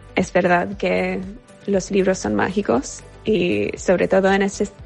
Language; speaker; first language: Spanish; non-native, fluent; English